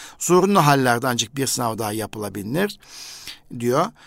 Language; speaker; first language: Turkish; native; Turkish